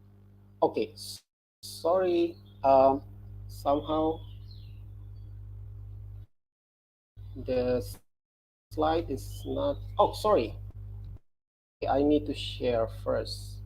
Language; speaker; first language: English; non-native, fluent; Indonesian